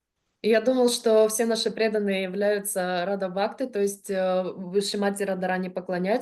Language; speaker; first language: Russian; native; Russian